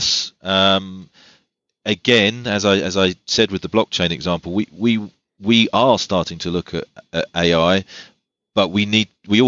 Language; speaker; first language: English; native; English